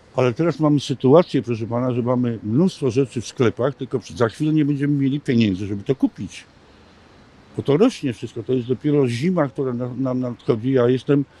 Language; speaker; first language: Polish; native; Polish